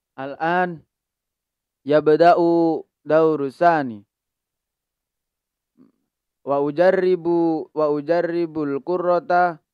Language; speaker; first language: Arabic; non-native, learner; Indonesian